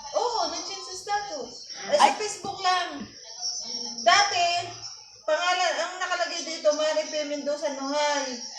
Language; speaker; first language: Filipino; non-native, local second language; Cebuano